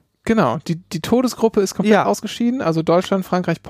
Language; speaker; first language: German; native; German